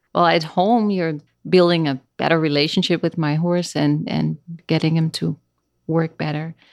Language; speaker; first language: English; non-native, fluent; Dutch